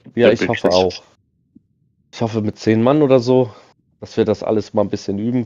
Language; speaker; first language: German; native; German